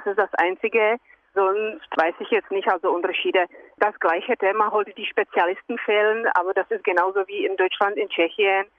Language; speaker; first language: German; non-native, fluent; Czech